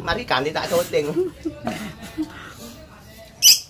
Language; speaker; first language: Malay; non-native, local second language; Javanese